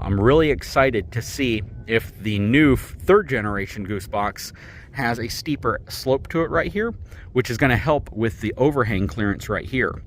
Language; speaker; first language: English; native; English